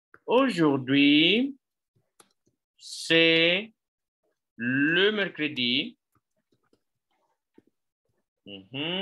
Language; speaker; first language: French; non-native, fluent; Spanish